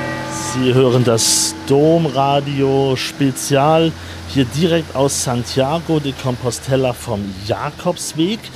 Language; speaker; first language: German; native; German